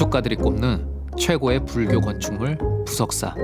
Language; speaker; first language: Korean; native; Korean